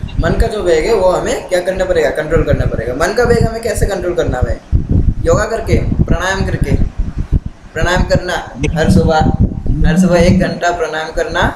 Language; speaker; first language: Hindi; non-native, local second language; Bangla